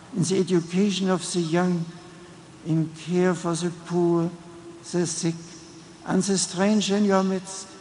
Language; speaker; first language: English; non-native, fluent; German